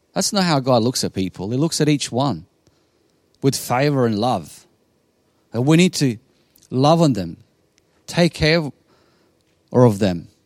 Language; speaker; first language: English; non-native, fluent; Bosnian